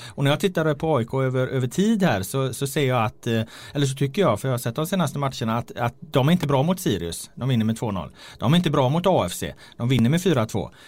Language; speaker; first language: Swedish; native; Swedish